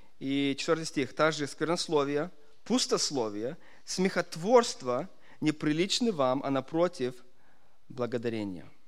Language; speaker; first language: Russian; early bilingual, heritage; Russian